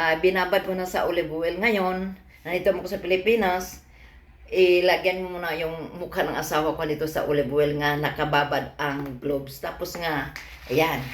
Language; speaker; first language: Filipino; non-native, local second language; Cebuano